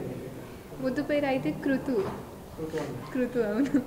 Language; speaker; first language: Telugu; non-native, fluent; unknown